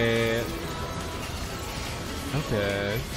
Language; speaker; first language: English; native; English